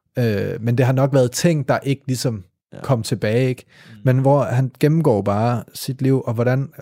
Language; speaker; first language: Danish; native; Danish